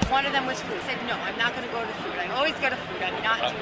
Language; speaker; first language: English; native; English